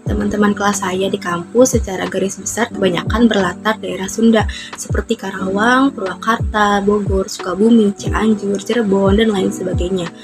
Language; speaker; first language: Indonesian; native; Indonesian